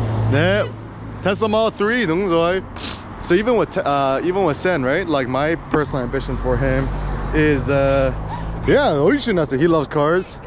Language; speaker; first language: English; early bilingual, other home language; Korean